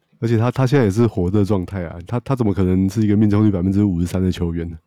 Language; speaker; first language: Chinese; native; Chinese